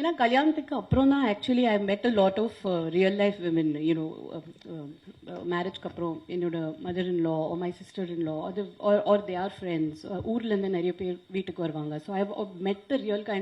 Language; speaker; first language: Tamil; non-native, local second language; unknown